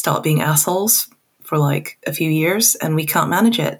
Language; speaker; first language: English; native; English